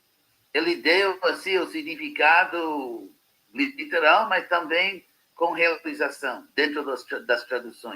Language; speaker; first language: Portuguese; non-native, fluent; English